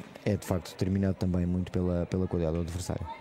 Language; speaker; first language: Portuguese; native; Portuguese